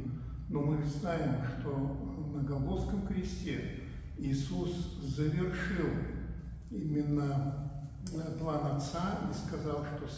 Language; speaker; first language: Russian; native; Russian